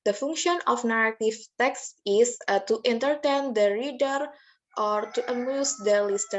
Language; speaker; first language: English; non-native, learner; Indonesian